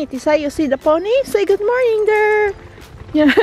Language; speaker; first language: English; non-native, learner; Filipino